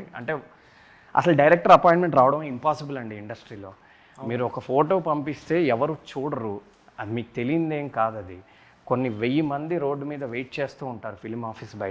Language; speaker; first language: Telugu; native; Telugu